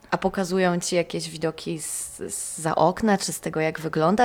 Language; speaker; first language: Polish; native; Polish